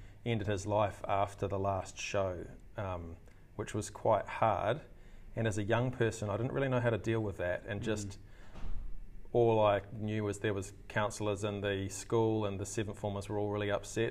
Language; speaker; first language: English; native; English